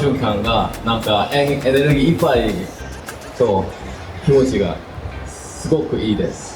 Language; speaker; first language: Japanese; non-native, learner; Korean